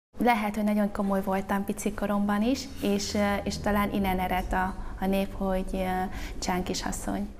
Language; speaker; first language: Hungarian; early bilingual, other home language; Vietnamese